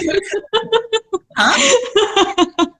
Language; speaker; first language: English; non-native, fluent; Danish